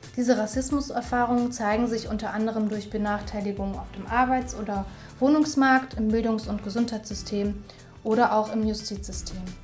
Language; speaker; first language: German; native; German